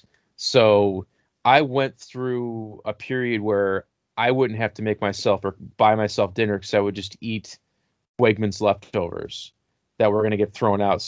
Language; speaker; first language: English; native; English